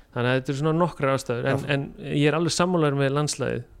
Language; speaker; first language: Icelandic; native; Icelandic